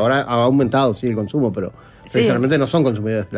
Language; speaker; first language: Spanish; native; Spanish